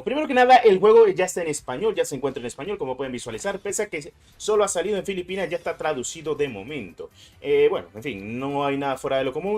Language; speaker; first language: Spanish; native; Spanish